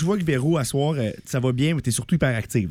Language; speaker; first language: French; native; French